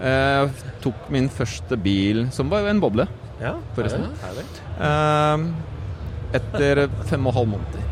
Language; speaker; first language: Norwegian; non-native, fluent; Polish